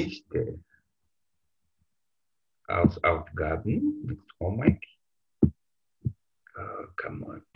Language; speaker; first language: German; non-native, fluent; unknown